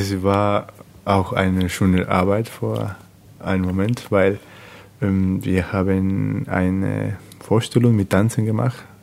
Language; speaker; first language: German; non-native, learner; Spanish